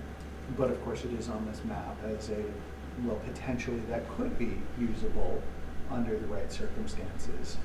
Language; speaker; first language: English; native; English